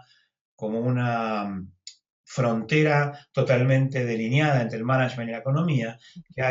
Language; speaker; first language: Spanish; native; Spanish